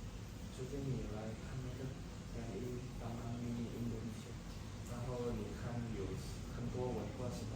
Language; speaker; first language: Chinese; non-native, learner; Indonesian